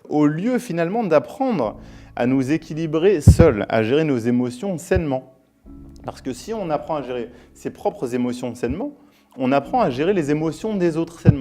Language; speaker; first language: French; native; French